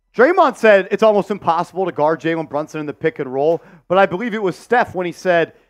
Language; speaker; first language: English; native; English